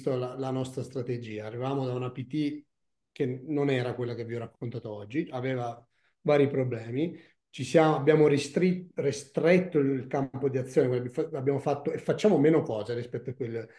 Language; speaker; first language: Italian; native; Italian